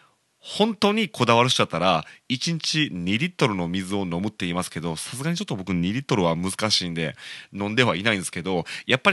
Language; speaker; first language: Japanese; native; Japanese